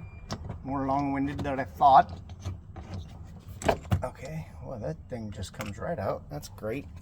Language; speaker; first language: English; native; English